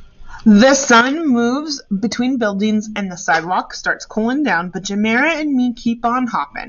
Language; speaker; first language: English; native; English